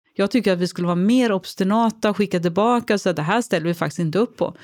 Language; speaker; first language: Swedish; native; Swedish